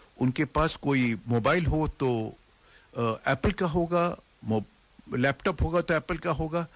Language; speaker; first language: Hindi; native; Hindi